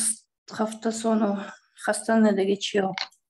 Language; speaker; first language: Turkish; non-native, learner; Kyrgyz